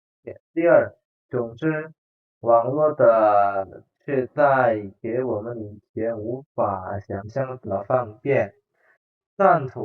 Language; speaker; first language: Chinese; non-native, fluent; Indonesian